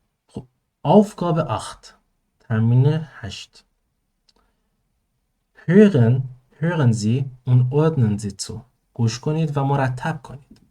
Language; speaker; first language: German; non-native, learner; Persian